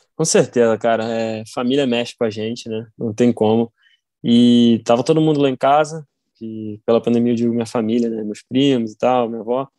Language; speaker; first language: Portuguese; native; Portuguese